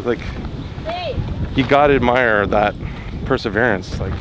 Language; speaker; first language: English; native; English